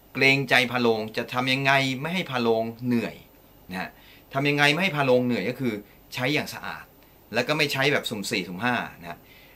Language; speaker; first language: Thai; non-native, fluent; Japanese